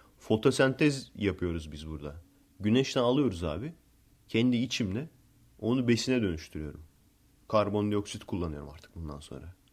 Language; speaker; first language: Turkish; early bilingual, heritage; Turkish